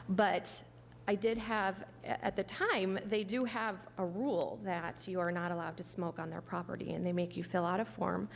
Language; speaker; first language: English; native; English